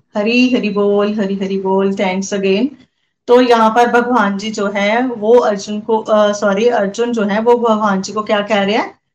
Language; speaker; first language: Hindi; non-native, local second language; Punjabi